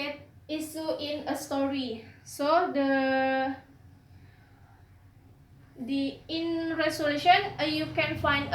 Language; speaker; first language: English; non-native, learner; Indonesian